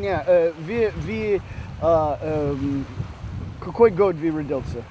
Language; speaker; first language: Russian; non-native, learner; English